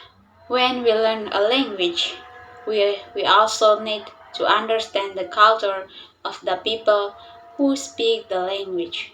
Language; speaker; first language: English; non-native, learner; Indonesian